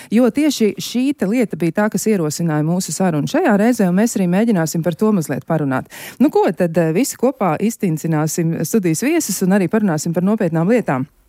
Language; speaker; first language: Latvian; native; Latvian